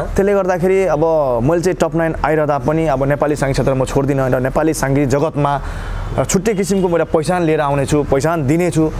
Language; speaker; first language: Nepali; non-native, local second language; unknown